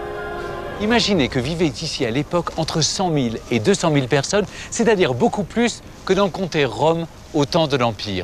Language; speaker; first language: French; native; French